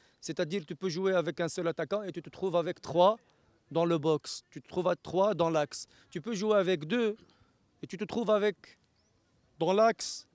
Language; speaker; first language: French; non-native, local second language; Arabic